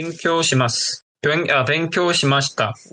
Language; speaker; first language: Japanese; non-native, learner; Korean